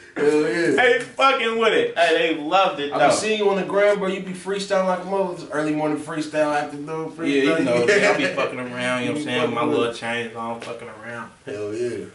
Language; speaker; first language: English; native; English